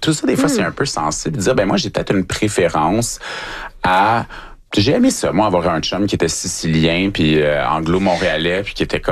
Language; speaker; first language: French; native; French